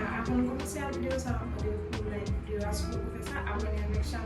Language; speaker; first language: French; non-native, learner; Haitian Creole